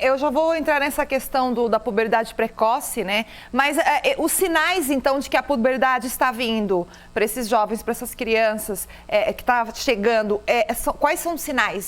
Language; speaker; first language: Portuguese; native; Portuguese